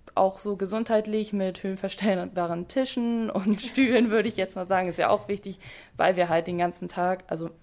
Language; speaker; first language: German; native; German